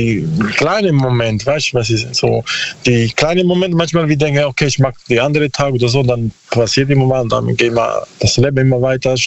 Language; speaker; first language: German; non-native, learner; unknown